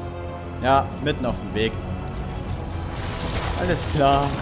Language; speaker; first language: German; native; German